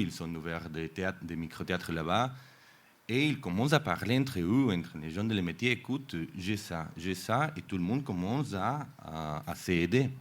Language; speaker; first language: French; non-native, fluent; Spanish